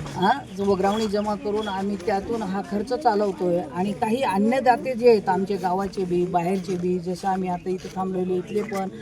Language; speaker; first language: Marathi; native; Marathi